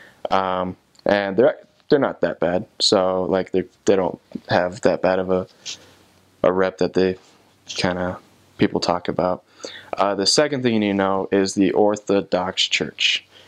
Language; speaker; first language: English; native; English